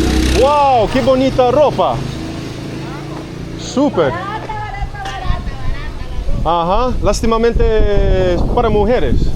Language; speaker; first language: Spanish; non-native, learner; English